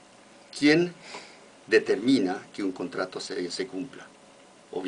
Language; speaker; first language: Spanish; non-native, fluent; English